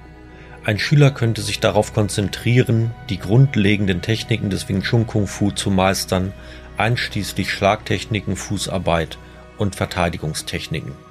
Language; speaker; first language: German; native; German